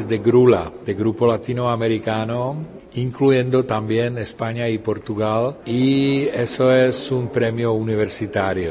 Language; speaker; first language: Spanish; non-native, fluent; Czech